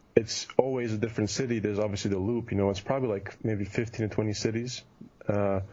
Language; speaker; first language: English; early bilingual, heritage; German